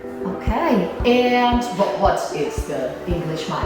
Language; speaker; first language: English; non-native, fluent; Catalan